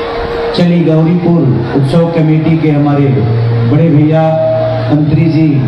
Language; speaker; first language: Hindi; non-native, local second language; Bhojpuri